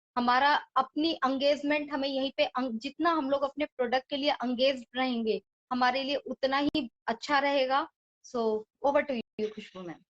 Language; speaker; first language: Hindi; native; Hindi